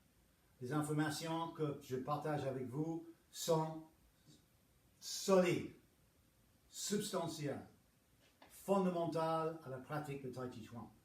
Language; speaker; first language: French; non-native, fluent; English